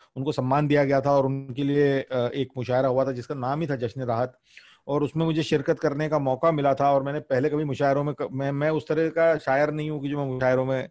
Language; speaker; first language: Hindi; native; Hindi